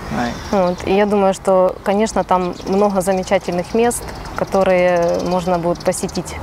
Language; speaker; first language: Russian; native; Russian